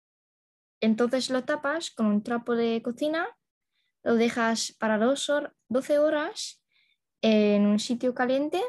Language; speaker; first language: Spanish; non-native, learner; Dutch